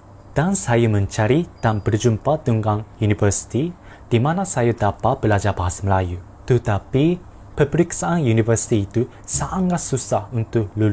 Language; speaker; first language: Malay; non-native, learner; Japanese